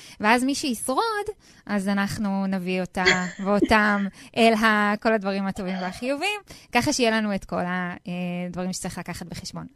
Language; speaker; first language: Hebrew; native; Hebrew